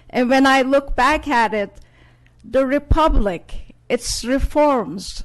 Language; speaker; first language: English; non-native, fluent; Turkish